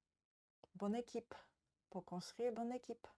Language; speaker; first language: French; non-native, learner; Japanese